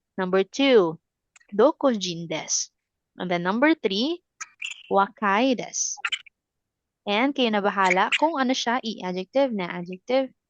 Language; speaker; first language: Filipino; non-native, local second language; Cebuano